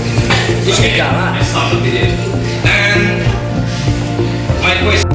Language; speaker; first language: English; non-native, fluent; Indonesian